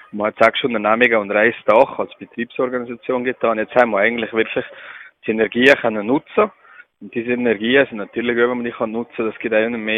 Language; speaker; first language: German; native; German